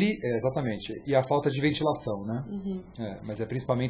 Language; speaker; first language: Portuguese; native; Portuguese